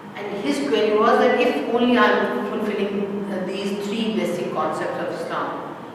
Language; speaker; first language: English; non-native, local second language; Urdu